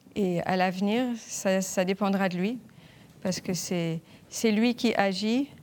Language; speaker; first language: French; native; French